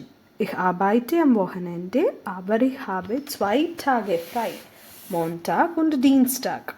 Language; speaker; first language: German; non-native, fluent; Malayalam